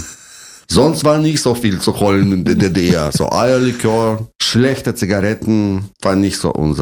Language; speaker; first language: German; non-native, fluent; Russian